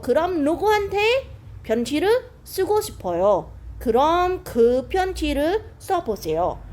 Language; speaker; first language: Korean; non-native, fluent; Khmer